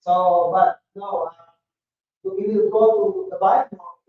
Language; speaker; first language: English; non-native, local second language; Filipino